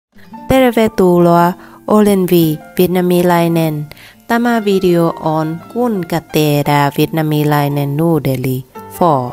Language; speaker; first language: Finnish; non-native, learner; Vietnamese